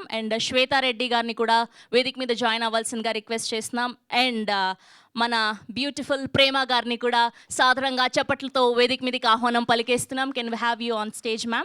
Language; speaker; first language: Telugu; native; Telugu